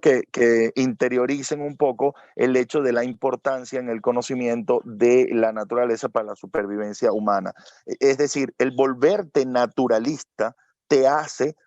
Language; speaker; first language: Spanish; native; Spanish